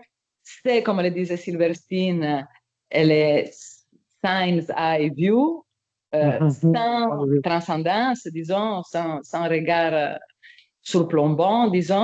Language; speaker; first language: French; non-native, fluent; Italian